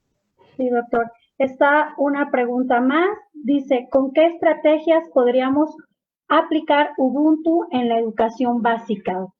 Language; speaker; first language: Spanish; native; Spanish